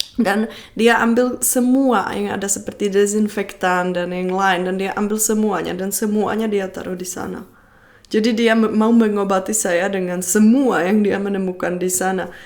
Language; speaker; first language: Indonesian; non-native, fluent; Czech